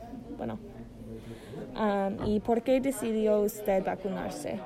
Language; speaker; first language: Spanish; non-native, learner; English